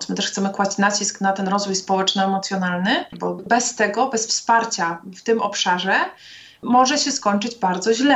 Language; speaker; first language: Polish; native; Polish